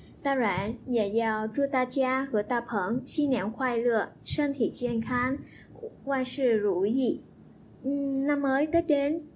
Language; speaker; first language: Chinese; non-native, learner; Vietnamese